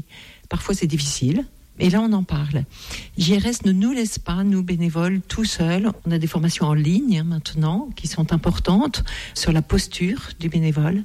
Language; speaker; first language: French; native; French